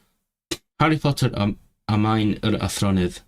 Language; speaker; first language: Welsh; non-native, learner; Cantonese